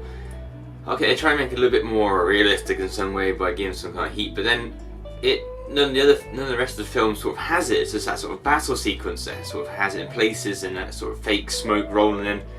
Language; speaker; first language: English; native; English